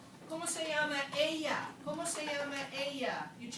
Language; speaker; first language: Spanish; non-native, fluent; English